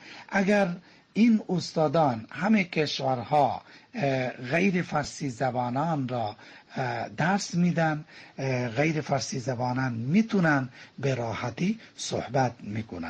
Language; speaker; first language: Persian; non-native, fluent; Bangla